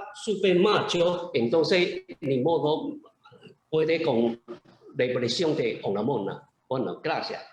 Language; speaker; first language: Spanish; non-native, learner; Chinese